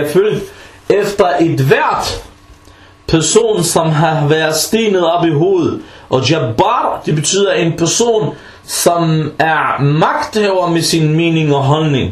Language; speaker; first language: Danish; non-native, fluent; Arabic